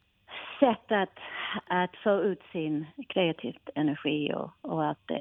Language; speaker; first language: Swedish; non-native, fluent; English